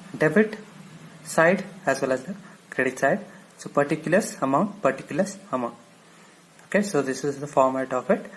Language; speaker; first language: English; non-native, local second language; Kannada